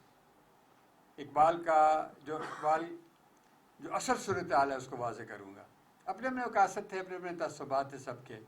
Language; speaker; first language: Urdu; native; Urdu